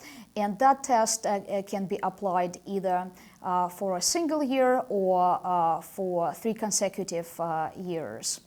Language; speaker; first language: English; non-native, fluent; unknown